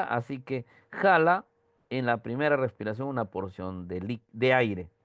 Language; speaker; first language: Spanish; native; Spanish